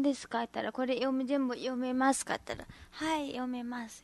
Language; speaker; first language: Japanese; non-native, learner; Nepali